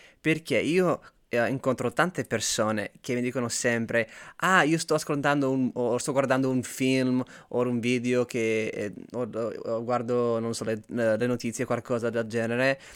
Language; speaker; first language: Italian; non-native, fluent; English